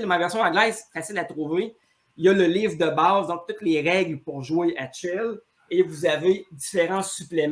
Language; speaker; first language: French; native; French